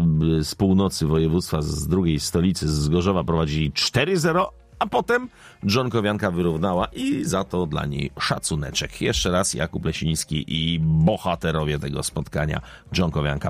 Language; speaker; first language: Polish; native; Polish